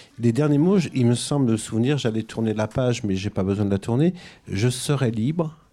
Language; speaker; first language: French; native; French